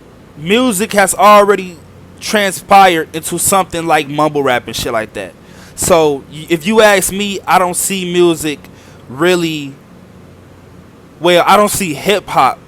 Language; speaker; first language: English; native; English